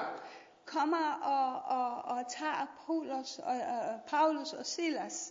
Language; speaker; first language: Danish; non-native, learner; Persian